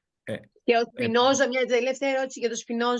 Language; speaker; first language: Greek; native; Greek